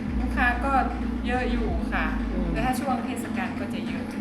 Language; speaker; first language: Thai; native; Thai